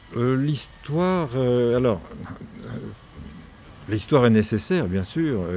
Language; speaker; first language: French; native; French